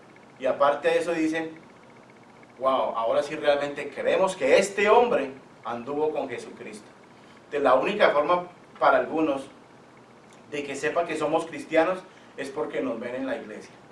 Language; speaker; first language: Spanish; native; Spanish